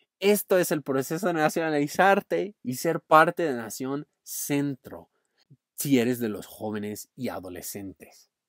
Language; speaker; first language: Spanish; non-native, fluent; English